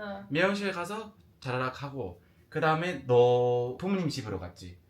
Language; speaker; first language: Korean; non-native, fluent; English